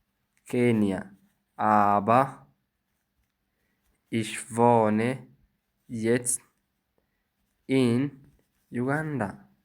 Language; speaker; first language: German; non-native, fluent; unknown